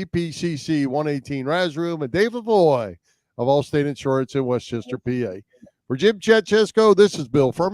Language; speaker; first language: English; native; English